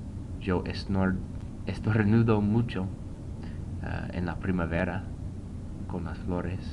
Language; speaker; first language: Spanish; non-native, fluent; English